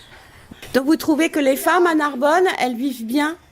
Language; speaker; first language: French; native; French